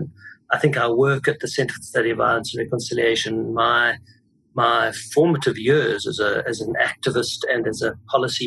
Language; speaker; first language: English; native; English